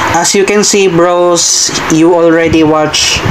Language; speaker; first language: English; non-native, local second language; Filipino